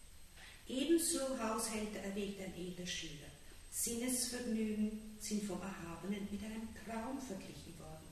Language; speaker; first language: German; native; German